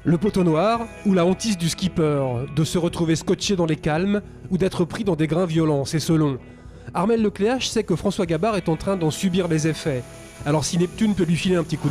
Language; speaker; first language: French; native; French